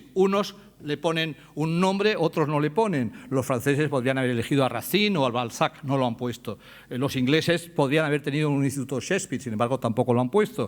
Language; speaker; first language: Spanish; native; Spanish